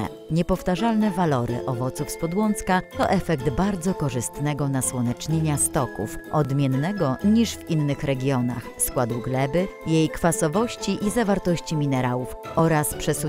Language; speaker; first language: Polish; native; Polish